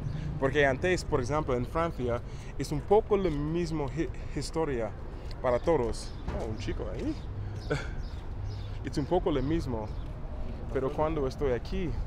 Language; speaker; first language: Spanish; non-native, learner; English